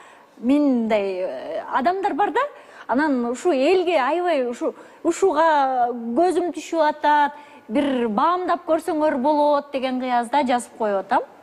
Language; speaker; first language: Kyrgyz; native; Kyrgyz